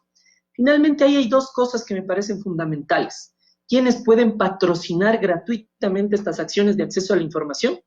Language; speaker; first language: Spanish; native; Spanish